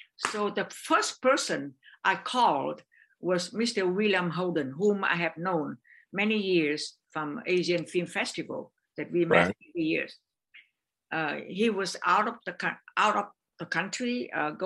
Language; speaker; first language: English; non-native, learner; Vietnamese